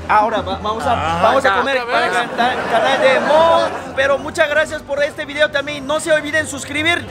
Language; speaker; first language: Spanish; non-native, fluent; German